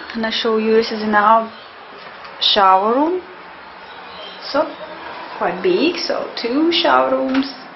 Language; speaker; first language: English; non-native, fluent; Russian